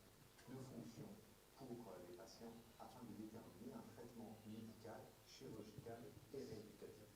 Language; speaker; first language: French; native; French